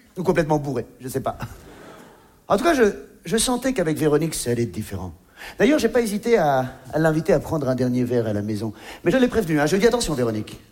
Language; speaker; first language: French; native; French